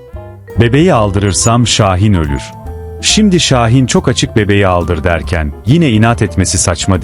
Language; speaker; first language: Turkish; native; Turkish